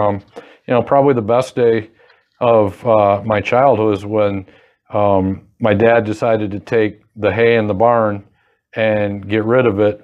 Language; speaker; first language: English; native; English